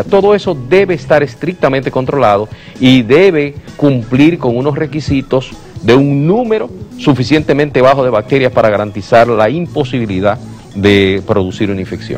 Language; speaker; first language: Spanish; native; Spanish